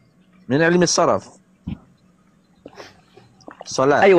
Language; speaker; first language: Arabic; non-native, learner; Indonesian